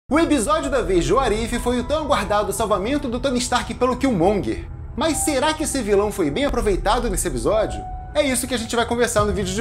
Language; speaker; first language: Portuguese; native; Portuguese